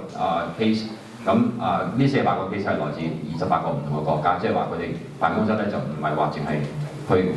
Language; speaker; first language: Cantonese; native; Cantonese